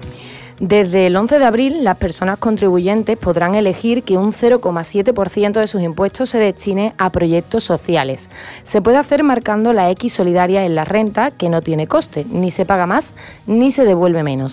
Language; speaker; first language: Spanish; native; Spanish